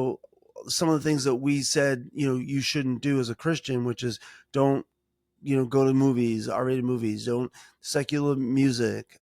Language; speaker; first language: English; native; English